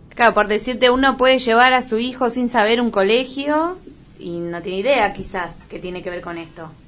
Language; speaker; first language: Spanish; native; Spanish